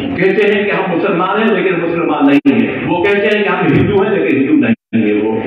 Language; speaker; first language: Urdu; non-native, local second language; Sindhi